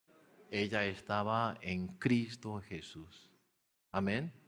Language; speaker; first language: Spanish; non-native, learner; Korean